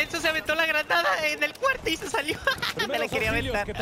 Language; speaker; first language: Spanish; native; Spanish